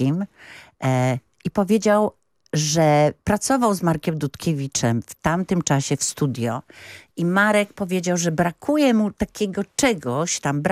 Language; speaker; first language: Polish; native; Polish